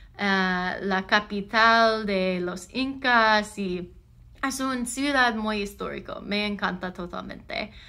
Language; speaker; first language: Spanish; non-native, learner; English